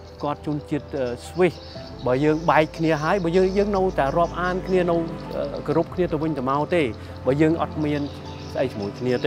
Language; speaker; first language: Khmer; early bilingual, heritage; Khmer